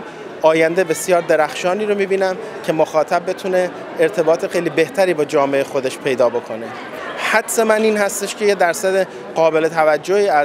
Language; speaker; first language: Persian; native; Persian